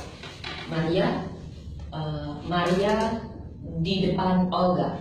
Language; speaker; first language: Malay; non-native, learner; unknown